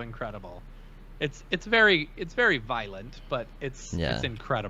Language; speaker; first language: English; native; English